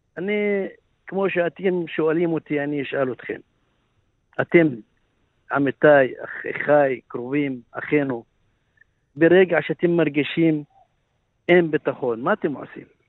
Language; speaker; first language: Hebrew; non-native, local second language; Arabic